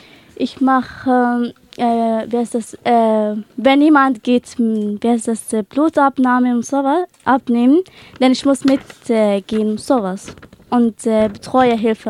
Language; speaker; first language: German; non-native, learner; Arabic